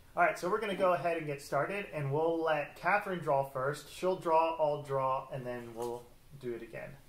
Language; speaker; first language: English; native; English